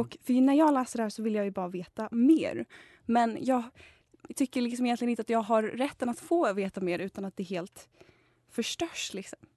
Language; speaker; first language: Swedish; native; Swedish